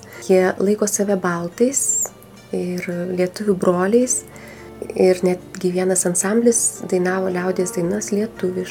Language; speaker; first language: Lithuanian; native; Lithuanian